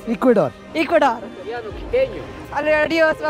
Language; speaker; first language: Spanish; non-native, learner; Kannada